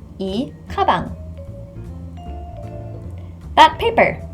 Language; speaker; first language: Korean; non-native, fluent; English